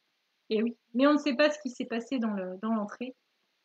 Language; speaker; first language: French; native; French